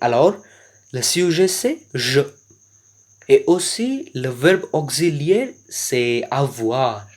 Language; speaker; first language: French; non-native, learner; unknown